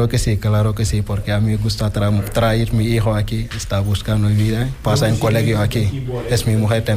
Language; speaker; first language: Spanish; non-native, learner; Wolof